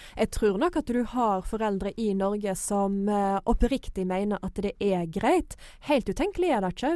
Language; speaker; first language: Norwegian; non-native, fluent; English